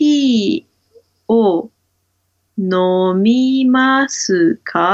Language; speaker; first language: Japanese; non-native, learner; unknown